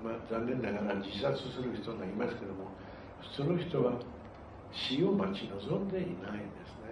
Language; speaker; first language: Japanese; non-native, fluent; Spanish